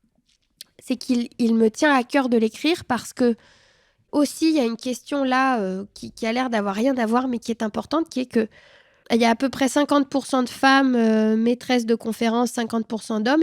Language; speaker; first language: French; native; French